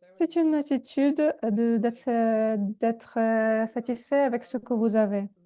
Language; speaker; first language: French; non-native, fluent; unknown